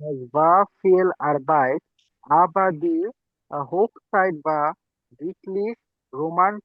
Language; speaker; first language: German; non-native, learner; Bangla